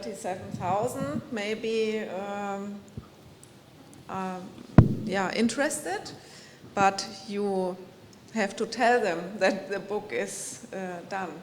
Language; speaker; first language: English; non-native, fluent; German